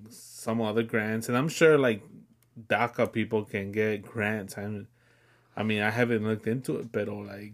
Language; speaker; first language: English; early bilingual, other home language; Spanish